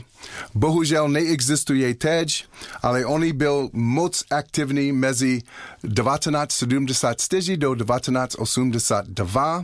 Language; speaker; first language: Czech; non-native, learner; English